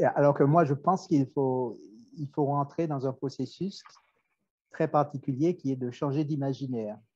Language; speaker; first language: French; native; French